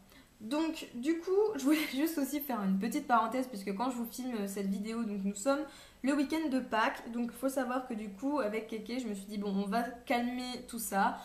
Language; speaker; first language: French; native; French